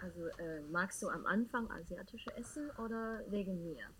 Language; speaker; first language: German; non-native, learner; Chinese